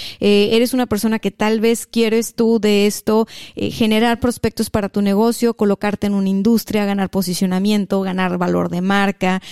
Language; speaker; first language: Spanish; native; Spanish